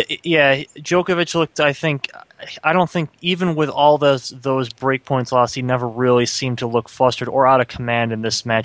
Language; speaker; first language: English; native; English